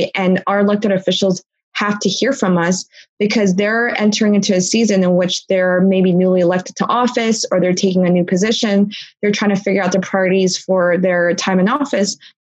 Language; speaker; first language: English; native; English